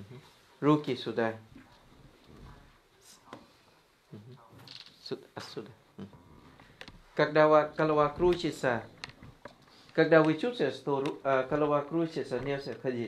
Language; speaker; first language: Russian; non-native, learner; Thai